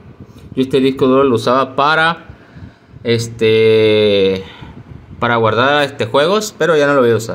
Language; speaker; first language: Spanish; native; Spanish